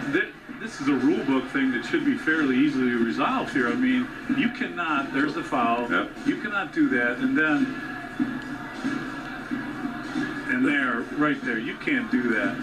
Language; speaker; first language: English; native; English